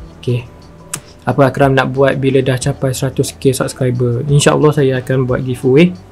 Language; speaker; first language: Malay; native; Malay